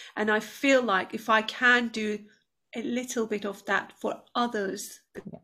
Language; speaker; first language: English; non-native, fluent; Turkish